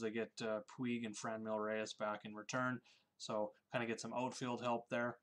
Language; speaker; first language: English; native; English